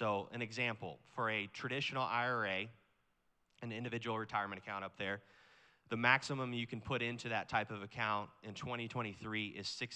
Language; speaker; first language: English; native; English